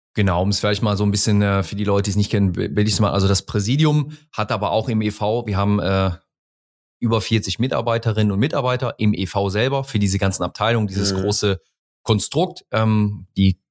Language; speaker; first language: German; native; German